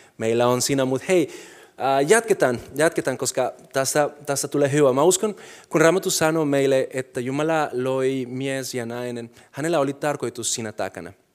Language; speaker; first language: Finnish; non-native, fluent; Spanish